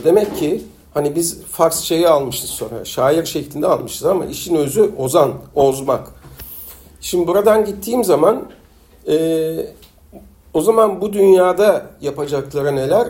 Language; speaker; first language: Turkish; native; Turkish